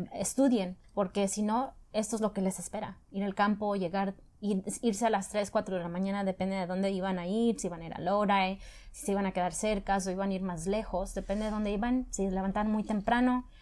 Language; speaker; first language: Spanish; early bilingual, other home language; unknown